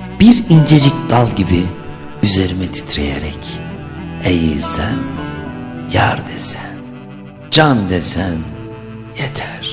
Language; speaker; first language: Turkish; native; Turkish